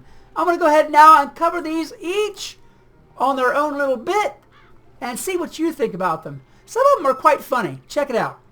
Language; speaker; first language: English; native; English